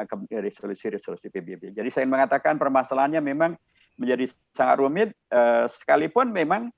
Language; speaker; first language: Indonesian; native; Indonesian